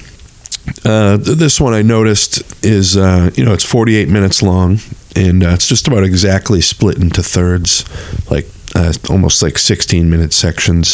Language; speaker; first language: English; native; English